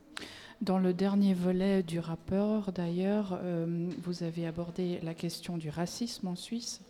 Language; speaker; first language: French; native; French